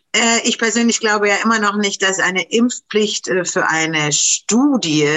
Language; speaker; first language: German; non-native, fluent; Romanian